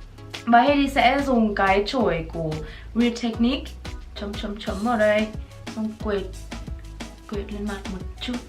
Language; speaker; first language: Vietnamese; early bilingual, heritage; Vietnamese